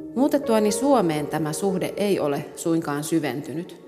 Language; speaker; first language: Finnish; non-native, fluent; Portuguese